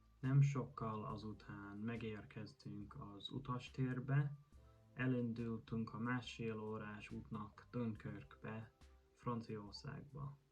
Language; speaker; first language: Hungarian; non-native, learner; English